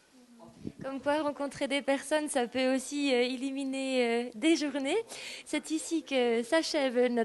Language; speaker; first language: French; native; French